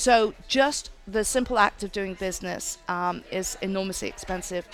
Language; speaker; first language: English; native; English